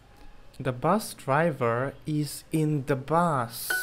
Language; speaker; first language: English; non-native, learner; Bangla